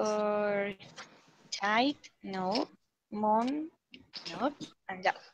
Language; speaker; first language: English; non-native, learner; Spanish